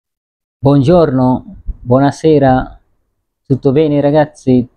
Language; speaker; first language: Italian; non-native, learner; Swahili